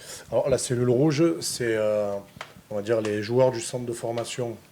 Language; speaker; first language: French; native; French